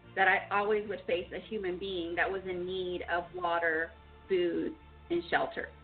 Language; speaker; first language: English; early bilingual, other home language; Spanish